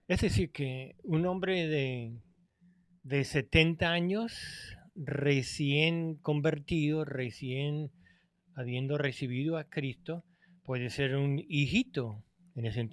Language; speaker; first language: Spanish; non-native, fluent; English